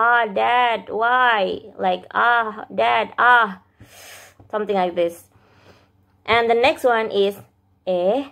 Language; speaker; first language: English; non-native, fluent; Indonesian